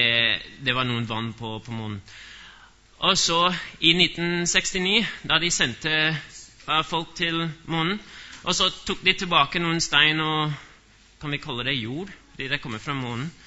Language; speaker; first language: Norwegian; non-native, fluent; English